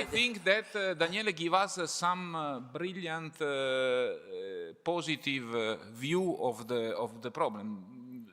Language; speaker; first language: English; non-native, fluent; Italian